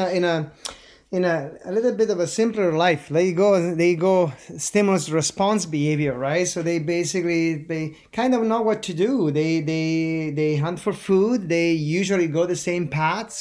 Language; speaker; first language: English; non-native, fluent; Italian